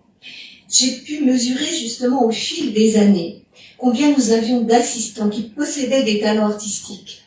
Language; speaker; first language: French; native; French